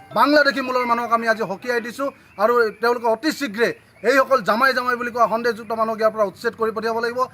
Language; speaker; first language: Assamese; native; Assamese